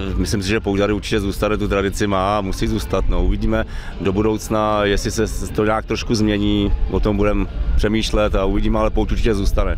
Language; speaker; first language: Czech; native; Czech